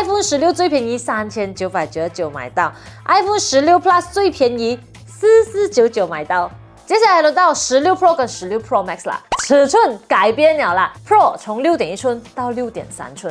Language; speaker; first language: Chinese; non-native, local second language; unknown